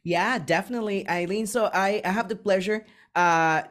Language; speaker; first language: English; non-native, fluent; Spanish